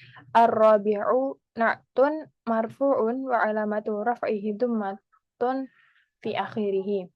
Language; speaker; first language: Arabic; non-native, learner; Indonesian